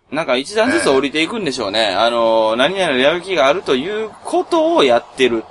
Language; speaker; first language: Japanese; native; Japanese